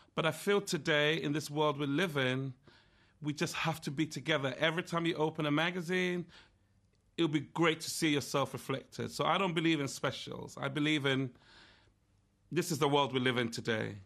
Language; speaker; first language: English; native; English